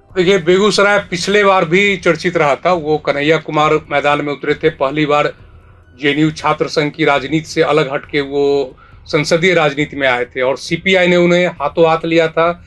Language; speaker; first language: Hindi; native; Hindi